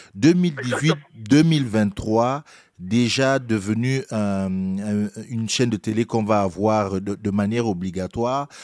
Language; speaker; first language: French; non-native, local second language; Duala